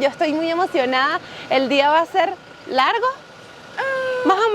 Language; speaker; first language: Spanish; native; Spanish